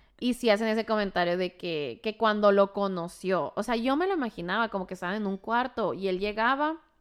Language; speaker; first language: Spanish; native; Spanish